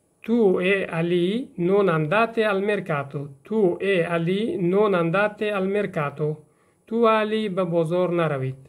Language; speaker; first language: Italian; non-native, fluent; Persian